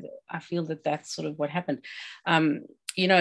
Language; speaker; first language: English; native; English